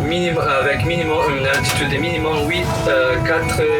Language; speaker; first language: French; non-native, learner; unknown